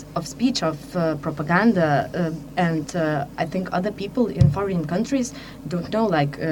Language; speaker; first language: English; non-native, fluent; Lithuanian